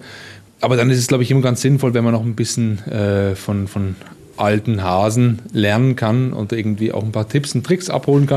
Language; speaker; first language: German; native; German